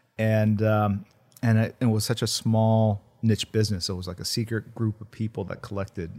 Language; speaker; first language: English; early bilingual, other home language; Korean